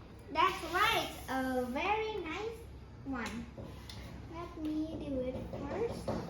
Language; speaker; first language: English; non-native, fluent; Vietnamese